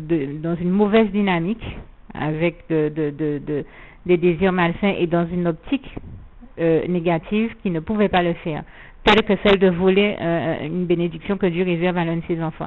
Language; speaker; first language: French; native; French